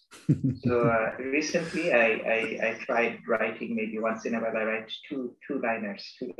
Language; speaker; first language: English; non-native, local second language; Bangla